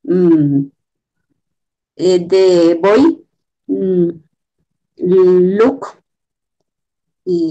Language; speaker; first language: English; non-native, learner; Spanish